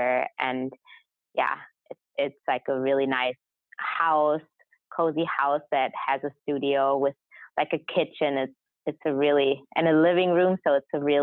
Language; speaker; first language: English; non-native, fluent; German